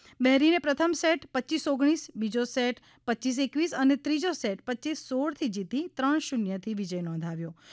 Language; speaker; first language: Gujarati; native; Gujarati